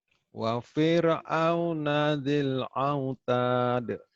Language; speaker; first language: Arabic; non-native, learner; Indonesian